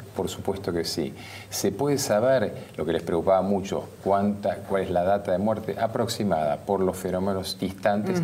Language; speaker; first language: Spanish; native; Spanish